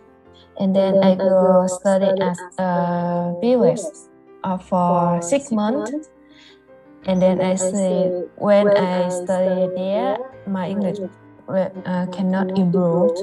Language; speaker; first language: English; non-native, learner; Vietnamese